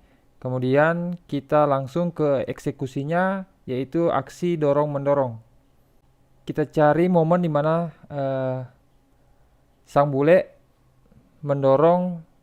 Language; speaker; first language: Indonesian; native; Indonesian